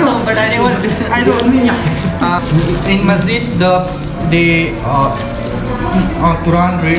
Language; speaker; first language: English; non-native, learner; Hindi